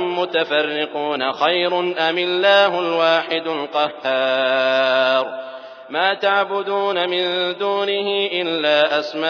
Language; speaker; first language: Arabic; native; Arabic